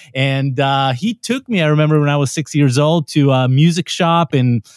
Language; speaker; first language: English; non-native, fluent; Hebrew